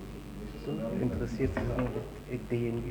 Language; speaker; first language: German; native; German